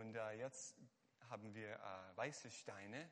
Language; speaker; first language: German; non-native, fluent; Hungarian